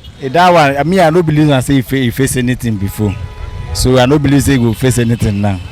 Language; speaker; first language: Nigerian Pidgin; non-native, local second language; Igbo